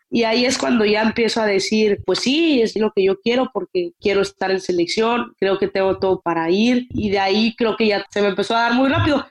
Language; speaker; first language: Spanish; native; Spanish